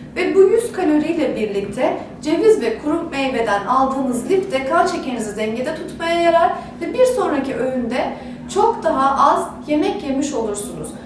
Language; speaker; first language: Turkish; native; Turkish